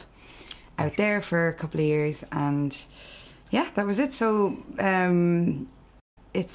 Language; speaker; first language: English; native; English